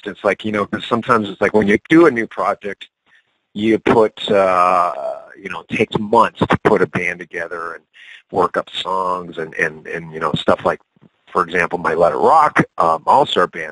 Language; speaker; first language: English; native; English